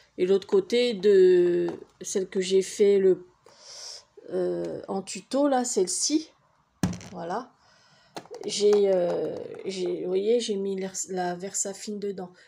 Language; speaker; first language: French; native; French